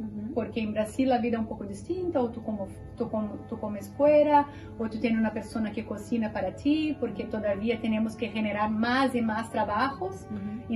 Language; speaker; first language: Spanish; non-native, fluent; Portuguese